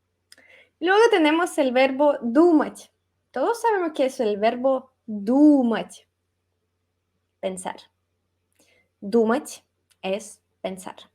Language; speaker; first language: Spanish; non-native, fluent; Russian